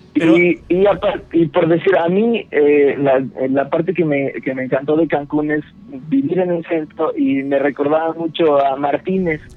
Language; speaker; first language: Spanish; native; Spanish